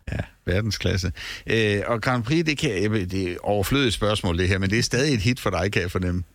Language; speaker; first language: Danish; native; Danish